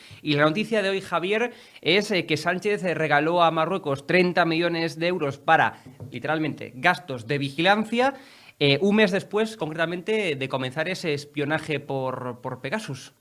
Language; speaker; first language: Spanish; native; Spanish